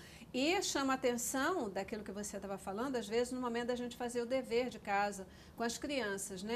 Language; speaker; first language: Portuguese; native; Portuguese